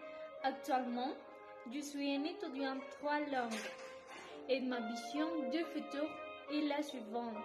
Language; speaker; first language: French; non-native, learner; Spanish